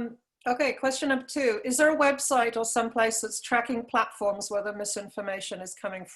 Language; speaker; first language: English; native; English